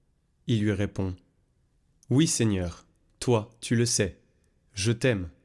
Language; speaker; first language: French; native; French